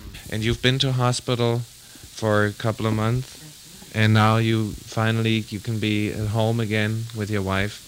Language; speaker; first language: English; non-native, fluent; German